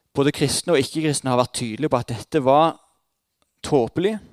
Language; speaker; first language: Norwegian; native; Norwegian